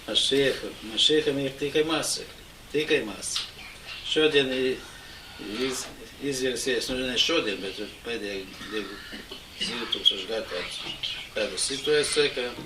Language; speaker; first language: Latvian; non-native, local second language; Russian